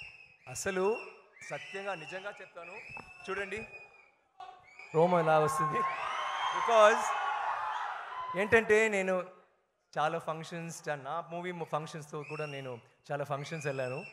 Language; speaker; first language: Telugu; non-native, fluent; Tamil